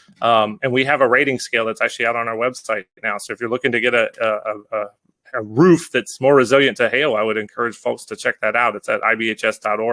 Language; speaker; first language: English; native; English